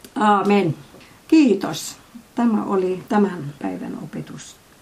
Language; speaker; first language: Finnish; non-native, fluent; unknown